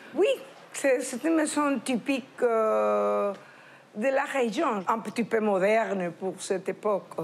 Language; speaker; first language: French; non-native, fluent; Spanish